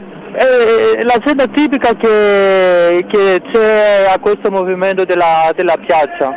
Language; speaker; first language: Italian; non-native, fluent; Greek